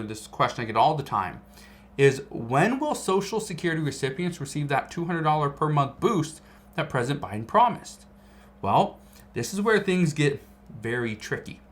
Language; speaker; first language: English; native; English